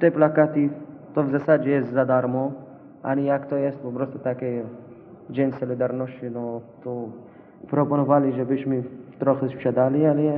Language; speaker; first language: Polish; non-native, learner; Arabic